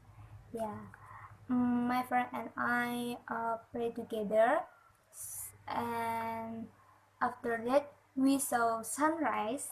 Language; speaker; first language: English; non-native, learner; Indonesian